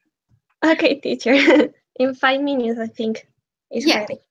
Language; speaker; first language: English; non-native, learner; Spanish